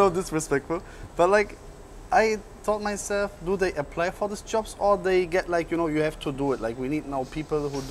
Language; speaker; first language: English; non-native, learner; German